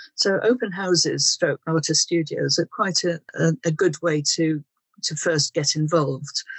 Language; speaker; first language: English; native; English